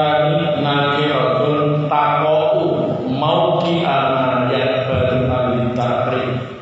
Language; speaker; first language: Arabic; non-native, fluent; Indonesian